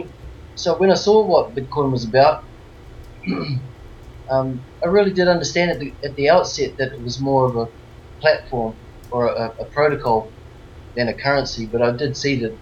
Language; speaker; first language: English; native; English